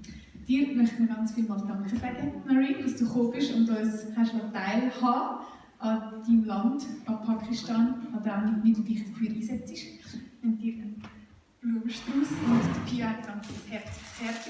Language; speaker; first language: German; native; German